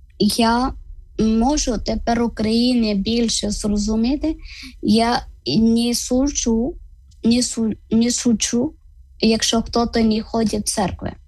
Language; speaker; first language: Ukrainian; non-native, learner; Malayalam